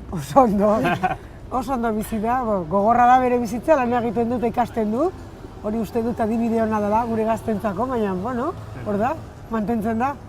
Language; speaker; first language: Basque; early bilingual, other home language; Spanish